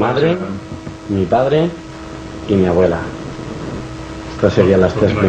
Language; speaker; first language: Spanish; native; Spanish